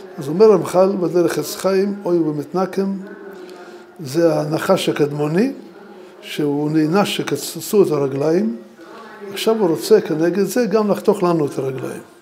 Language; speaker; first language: Hebrew; non-native, fluent; Russian